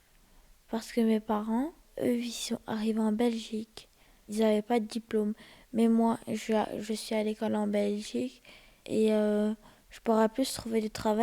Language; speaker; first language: French; early bilingual, other home language; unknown